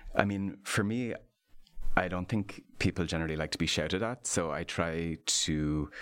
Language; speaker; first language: English; native; English